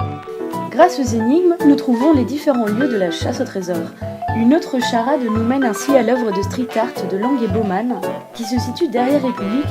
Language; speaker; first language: French; native; French